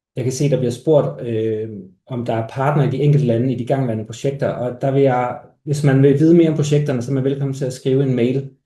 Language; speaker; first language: Danish; native; Danish